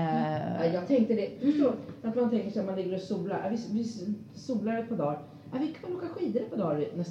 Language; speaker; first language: Swedish; native; Swedish